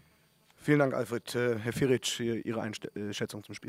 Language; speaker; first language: German; native; German